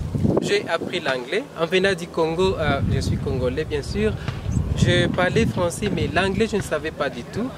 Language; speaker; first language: French; non-native, local second language; Swahili